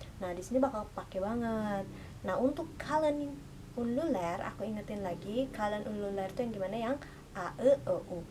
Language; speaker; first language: Indonesian; native; Indonesian